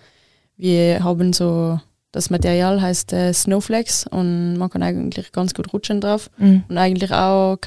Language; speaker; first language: German; non-native, local second language; French